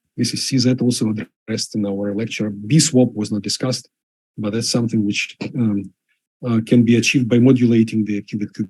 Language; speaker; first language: English; non-native, fluent; Russian